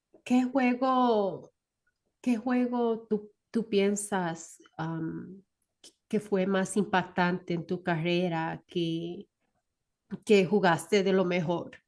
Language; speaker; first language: Spanish; early bilingual, heritage; Spanish